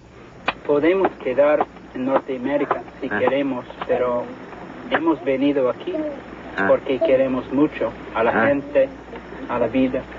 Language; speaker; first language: Spanish; non-native, fluent; English